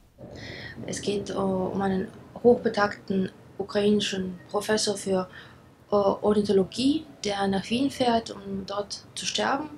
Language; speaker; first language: German; non-native, fluent; Ukrainian